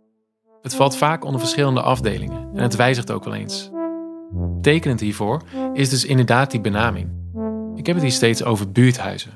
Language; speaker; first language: Dutch; native; Dutch